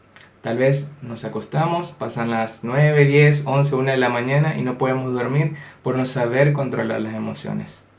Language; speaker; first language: Spanish; native; Spanish